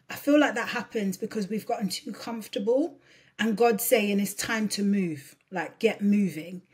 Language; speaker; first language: English; early bilingual, other home language; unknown